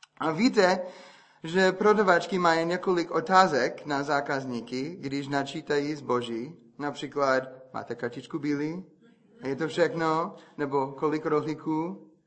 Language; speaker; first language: Czech; non-native, fluent; English